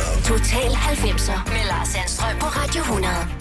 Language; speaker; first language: Danish; native; Danish